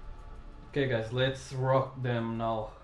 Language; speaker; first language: English; non-native, learner; Portuguese